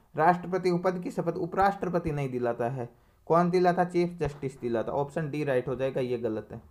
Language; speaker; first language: Hindi; native; Hindi